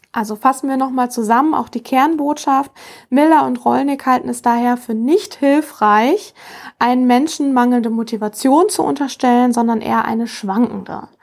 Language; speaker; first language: German; native; German